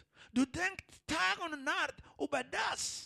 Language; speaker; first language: German; non-native, learner; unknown